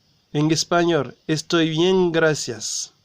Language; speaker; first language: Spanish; non-native, learner; Haitian Creole